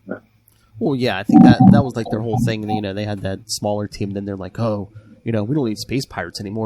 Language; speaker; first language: English; native; English